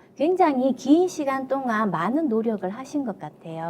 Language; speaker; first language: Korean; native; Korean